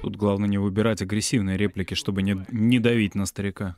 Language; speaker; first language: Russian; native; Russian